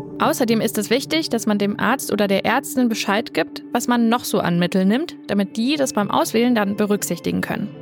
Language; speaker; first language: German; native; German